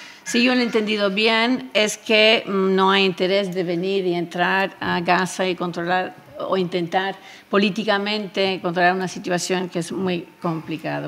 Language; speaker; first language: Spanish; native; Spanish